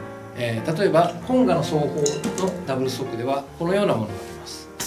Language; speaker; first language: Japanese; native; Japanese